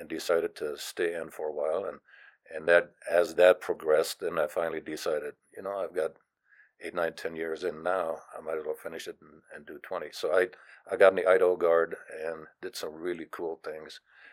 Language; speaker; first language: English; non-native, fluent; German